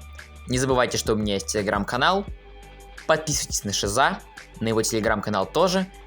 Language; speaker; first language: Russian; native; Russian